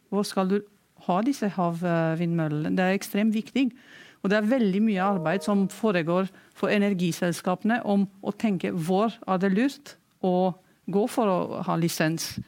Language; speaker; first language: Norwegian; non-native, fluent; Romanian